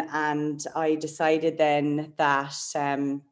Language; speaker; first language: English; native; English